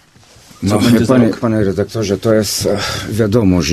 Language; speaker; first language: Polish; non-native, fluent; Bulgarian